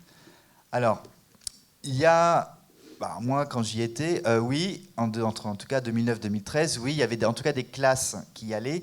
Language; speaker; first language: French; native; French